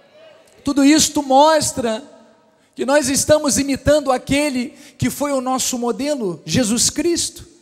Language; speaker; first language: Portuguese; native; Portuguese